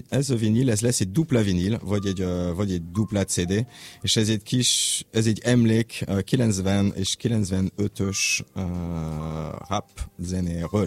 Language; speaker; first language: Hungarian; non-native, learner; French